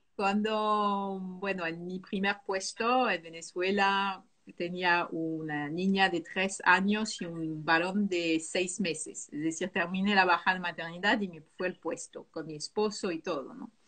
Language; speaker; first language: Spanish; non-native, fluent; French